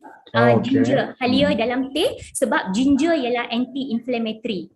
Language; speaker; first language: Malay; non-native, local second language; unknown